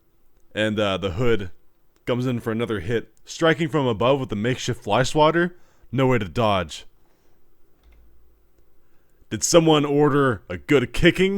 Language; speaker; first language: English; native; English